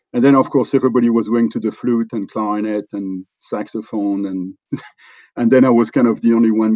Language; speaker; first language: English; non-native, fluent; French